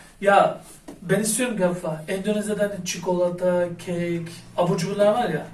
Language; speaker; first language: Turkish; native; Turkish